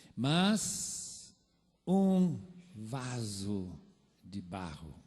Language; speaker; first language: Portuguese; non-native, fluent; English